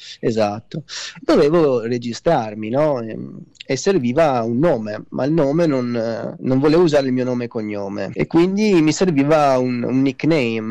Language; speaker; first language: Italian; native; Italian